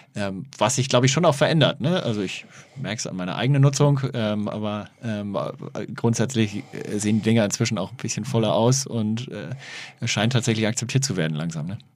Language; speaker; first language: German; native; German